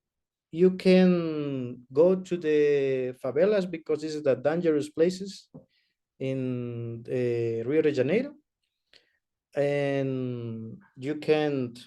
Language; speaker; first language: English; non-native, learner; Spanish